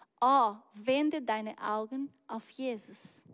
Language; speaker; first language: German; non-native, learner; Portuguese